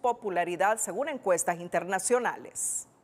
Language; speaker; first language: Spanish; native; Spanish